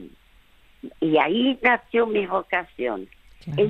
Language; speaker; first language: Spanish; early bilingual, other home language; French